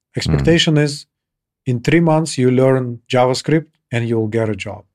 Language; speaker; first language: English; non-native, fluent; Kyrgyz